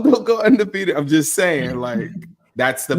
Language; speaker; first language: English; native; English